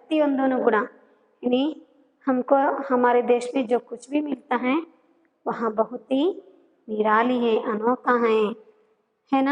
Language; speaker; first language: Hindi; non-native, local second language; Kannada